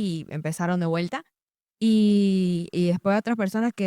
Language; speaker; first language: Spanish; native; Spanish